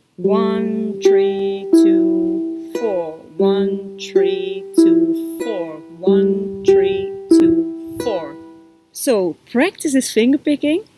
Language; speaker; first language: English; non-native, fluent; Dutch